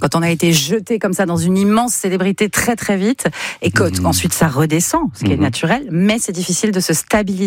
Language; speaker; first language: French; native; French